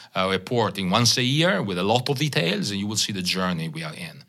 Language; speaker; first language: English; non-native, fluent; Italian